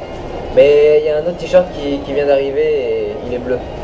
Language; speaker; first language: French; native; French